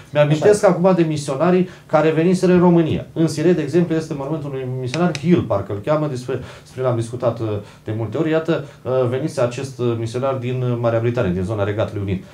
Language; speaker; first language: Romanian; native; Romanian